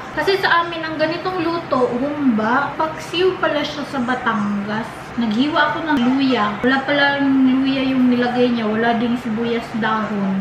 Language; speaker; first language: Filipino; non-native, local second language; Cebuano